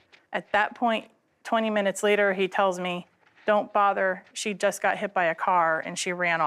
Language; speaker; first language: English; native; English